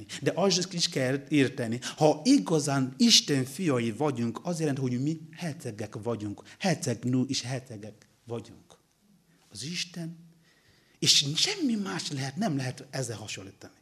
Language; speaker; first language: Hungarian; non-native, learner; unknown